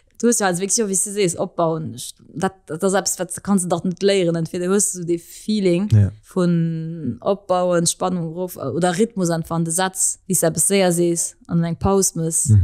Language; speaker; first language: Luxembourgish; early bilingual, other home language; French